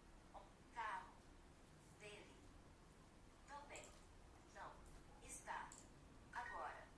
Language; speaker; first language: Portuguese; non-native, learner; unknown